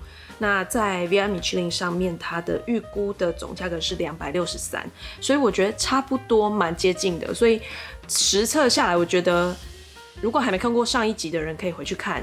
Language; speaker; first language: Chinese; native; Chinese